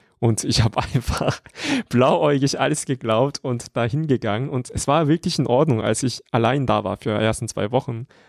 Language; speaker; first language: German; non-native, fluent; Korean